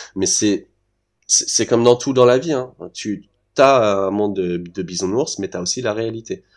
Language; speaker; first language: French; early bilingual, heritage; French